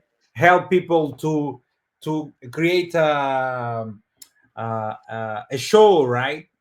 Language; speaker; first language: English; non-native, fluent; Portuguese